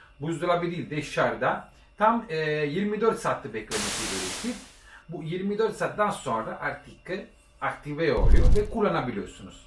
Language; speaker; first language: Turkish; non-native, learner; Italian